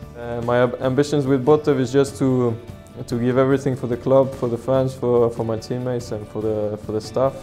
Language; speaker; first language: English; non-native, fluent; Swedish